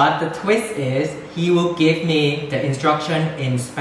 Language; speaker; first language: English; non-native, fluent; Thai